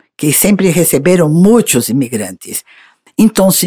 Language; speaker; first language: Spanish; non-native, learner; Portuguese